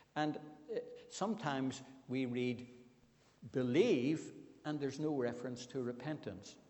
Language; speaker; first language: English; native; English